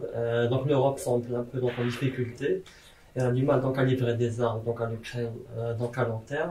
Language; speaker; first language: French; non-native, local second language; Arabic